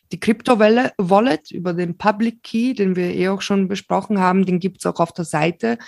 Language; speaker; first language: German; early bilingual, other home language; Slovak